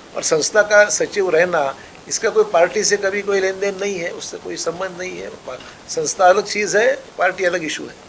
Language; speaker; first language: Hindi; non-native, local second language; Marathi